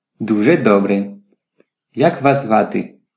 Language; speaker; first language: Ukrainian; non-native, learner; English